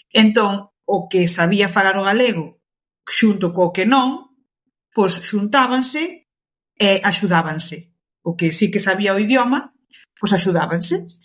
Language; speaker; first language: Galician; early bilingual, other home language; Kabuverdianu